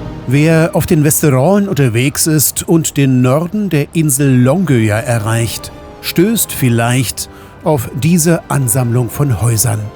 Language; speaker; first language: German; native; German